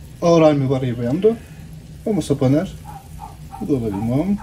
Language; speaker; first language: Spanish; non-native, learner; Turkish